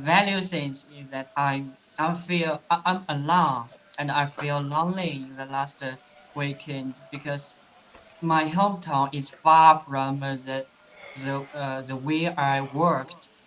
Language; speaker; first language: English; non-native, learner; Chinese